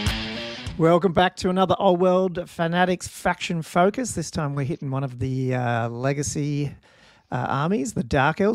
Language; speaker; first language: English; native; English